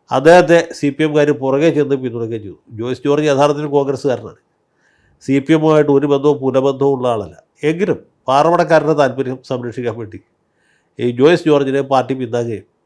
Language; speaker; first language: Malayalam; native; Malayalam